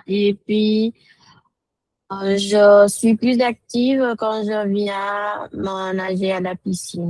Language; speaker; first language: French; non-native, fluent; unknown